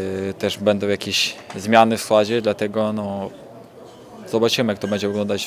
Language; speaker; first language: Polish; non-native, fluent; Ukrainian